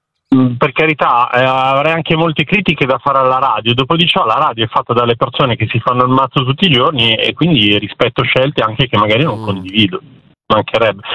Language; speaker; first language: Italian; native; Italian